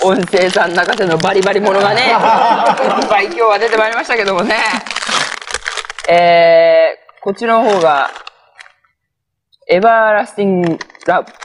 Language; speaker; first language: Japanese; native; Japanese